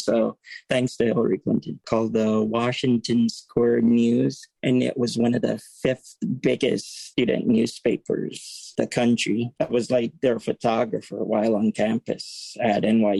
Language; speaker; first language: English; native; English